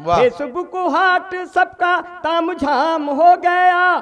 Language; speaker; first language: Hindi; native; Hindi